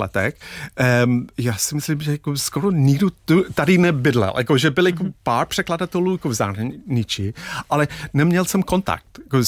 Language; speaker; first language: Czech; non-native, fluent; English